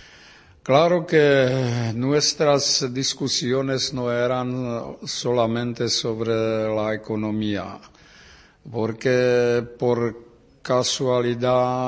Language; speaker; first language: Spanish; non-native, learner; Czech